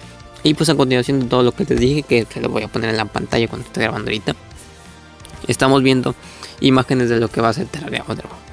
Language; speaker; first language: Spanish; native; Spanish